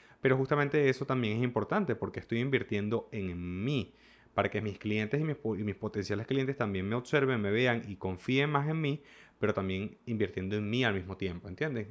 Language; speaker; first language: Spanish; native; Spanish